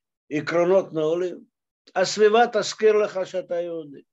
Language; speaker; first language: Hebrew; non-native, fluent; Russian